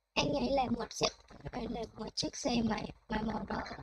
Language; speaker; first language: Vietnamese; non-native, learner; Thai